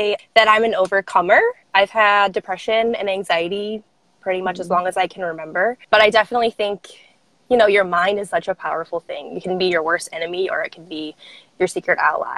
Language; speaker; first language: English; native; English